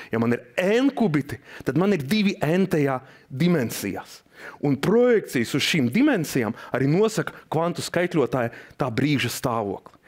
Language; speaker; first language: Latvian; non-native, local second language; Russian